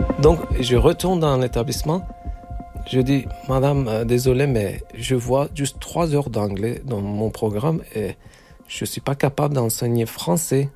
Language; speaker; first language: French; non-native, fluent; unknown